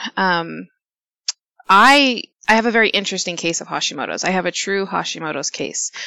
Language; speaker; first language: English; early bilingual, other home language; Spanish